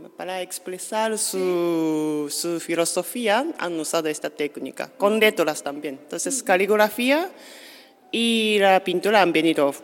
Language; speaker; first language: Spanish; non-native, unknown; Japanese